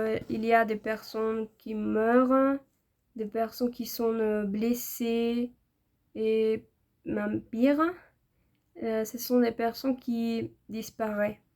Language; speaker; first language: French; non-native, learner; Spanish